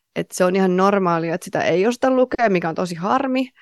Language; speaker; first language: Finnish; native; Finnish